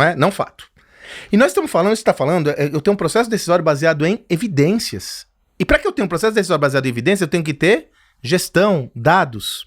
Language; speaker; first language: Portuguese; native; Portuguese